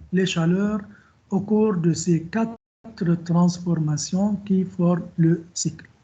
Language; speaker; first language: French; non-native, local second language; Arabic